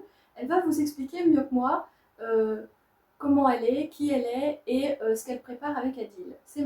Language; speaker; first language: French; native; French